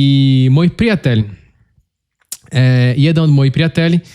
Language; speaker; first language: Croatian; non-native, learner; Portuguese